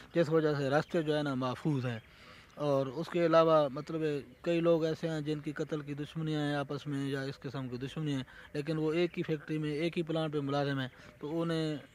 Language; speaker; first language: Urdu; non-native, local second language; Punjabi